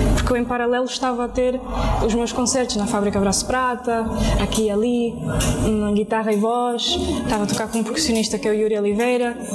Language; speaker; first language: Portuguese; early bilingual, other home language; Spanish